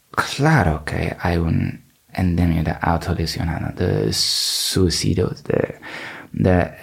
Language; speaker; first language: Spanish; non-native, fluent; English